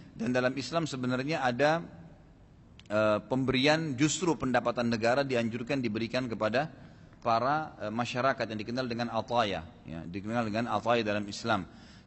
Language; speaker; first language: Indonesian; native; Indonesian